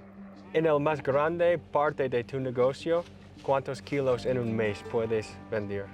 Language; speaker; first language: Spanish; non-native, learner; English